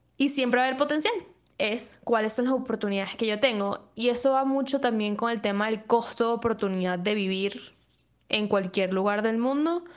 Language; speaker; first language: Spanish; native; Spanish